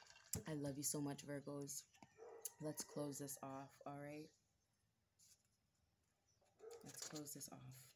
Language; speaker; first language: English; native; English